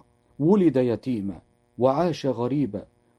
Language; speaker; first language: Arabic; native; Arabic